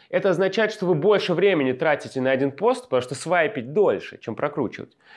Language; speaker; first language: Russian; native; Russian